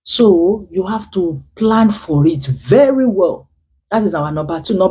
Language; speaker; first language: English; non-native, local second language; Yoruba